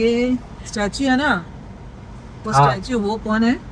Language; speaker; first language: Hindi; non-native, local second language; Malayalam